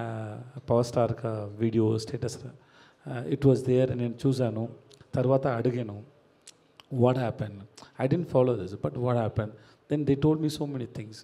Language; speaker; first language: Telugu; non-native, learner; Tamil